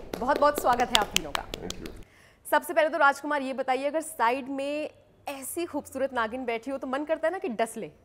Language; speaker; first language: Hindi; native; Hindi